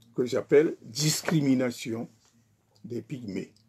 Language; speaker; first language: French; non-native, local second language; Sango